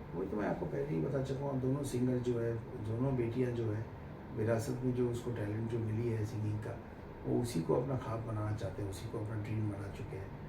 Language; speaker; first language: Hindi; non-native, local second language; Bangla